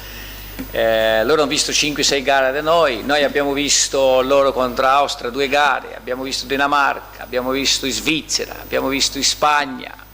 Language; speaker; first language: Italian; non-native, fluent; Portuguese